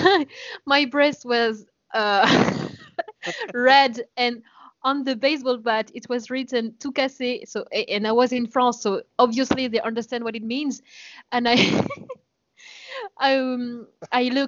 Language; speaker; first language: English; non-native, fluent; French